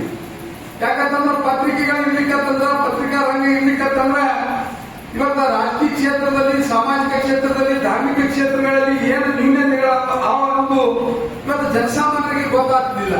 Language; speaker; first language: Kannada; native; Kannada